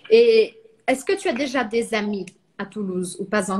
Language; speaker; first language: French; non-native, fluent; Portuguese